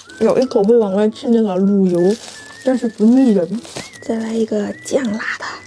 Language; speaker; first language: Chinese; non-native, local second language; Cantonese